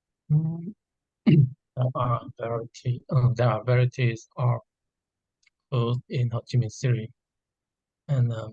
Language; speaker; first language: English; non-native, learner; Vietnamese